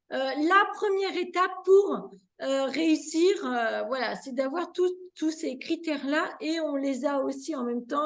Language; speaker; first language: French; native; French